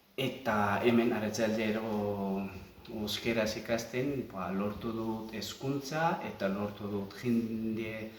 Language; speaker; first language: Basque; non-native, learner; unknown